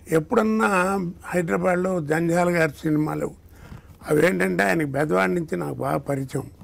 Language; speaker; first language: Telugu; native; Telugu